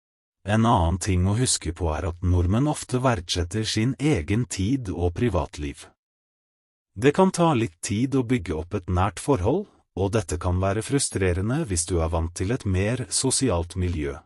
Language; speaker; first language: Norwegian; non-native, fluent; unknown